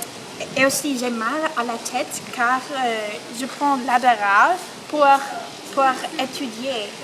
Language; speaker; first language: French; non-native, learner; English